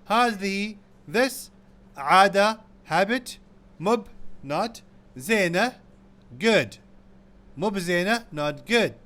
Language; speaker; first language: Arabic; non-native, fluent; Urdu